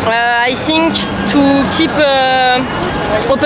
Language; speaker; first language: English; non-native, fluent; French